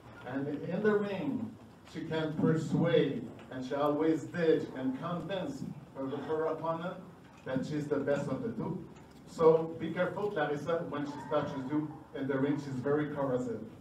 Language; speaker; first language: English; non-native, fluent; French